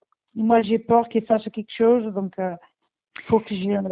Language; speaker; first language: French; non-native, learner; Portuguese